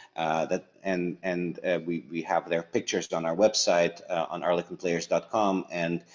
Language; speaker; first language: English; early bilingual, other home language; Russian